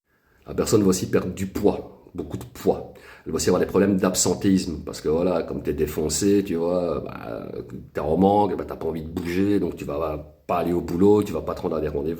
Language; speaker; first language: French; native; French